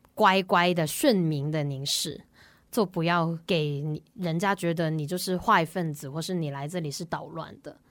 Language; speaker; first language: Chinese; non-native, local second language; Cantonese